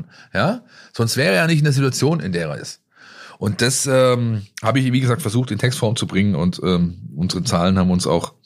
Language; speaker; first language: German; native; German